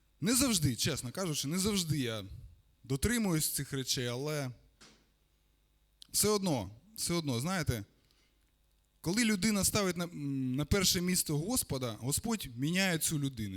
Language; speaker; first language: Ukrainian; non-native, local second language; Russian